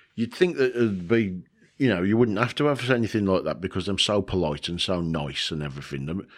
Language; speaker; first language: English; native; English